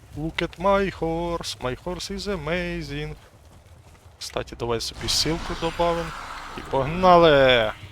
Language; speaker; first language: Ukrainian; non-native, local second language; Russian